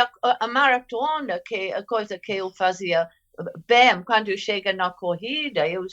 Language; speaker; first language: Portuguese; non-native, fluent; English